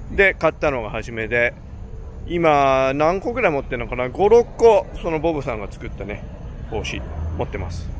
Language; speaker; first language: Japanese; native; Japanese